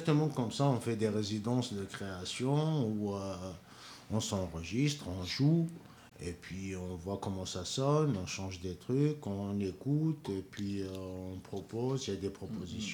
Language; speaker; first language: French; non-native, local second language; Kabyle